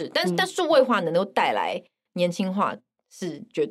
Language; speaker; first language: Chinese; native; Chinese